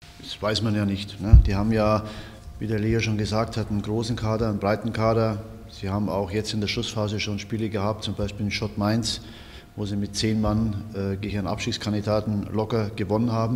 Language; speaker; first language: German; native; German